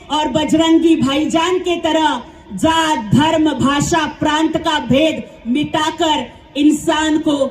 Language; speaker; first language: Hindi; non-native, local second language; Marathi